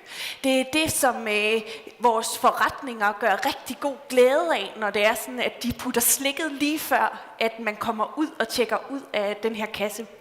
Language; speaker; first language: Danish; native; Danish